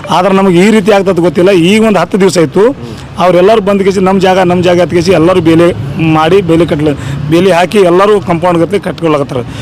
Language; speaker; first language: Kannada; non-native, local second language; Lambadi